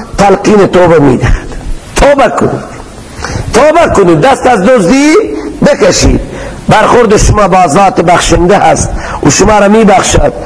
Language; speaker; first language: Persian; non-native, local second language; Baluchi